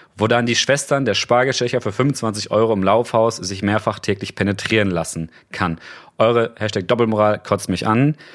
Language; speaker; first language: German; native; German